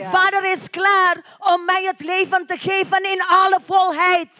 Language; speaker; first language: Dutch; non-native, learner; Indonesian